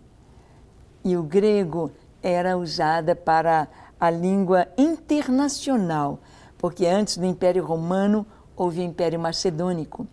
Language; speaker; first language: Portuguese; native; Portuguese